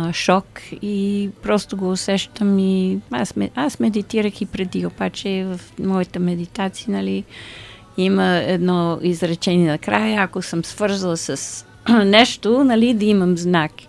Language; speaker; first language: Bulgarian; early bilingual, heritage; Bulgarian